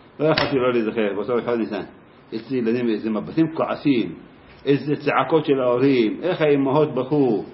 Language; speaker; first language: Hebrew; native; Hebrew